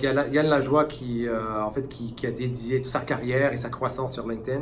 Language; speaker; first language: French; native; French